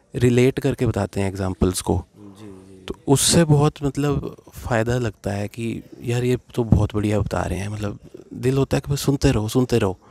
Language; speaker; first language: Hindi; native; Hindi